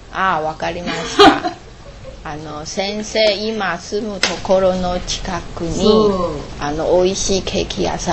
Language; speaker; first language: Japanese; non-native, learner; Chinese